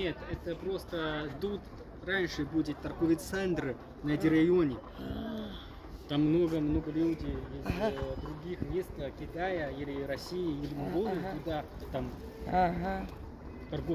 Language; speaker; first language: Russian; non-native, learner; Chinese